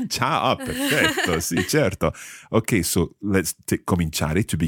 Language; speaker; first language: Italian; non-native, fluent; English